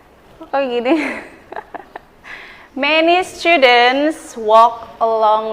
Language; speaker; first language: English; non-native, learner; Indonesian